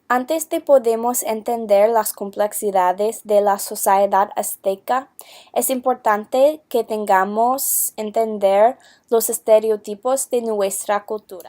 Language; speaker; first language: Spanish; non-native, learner; English